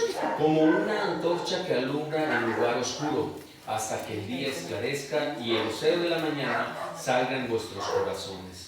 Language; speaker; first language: Spanish; native; Spanish